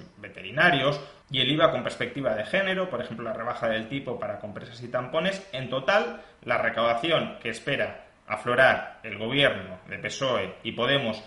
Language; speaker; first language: Spanish; native; Spanish